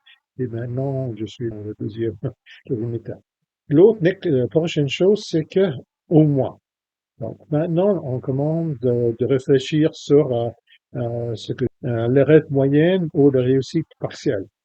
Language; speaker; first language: French; non-native, fluent; English